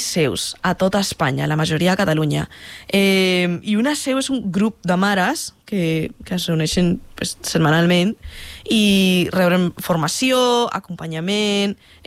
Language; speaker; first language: Catalan; non-native, fluent; Spanish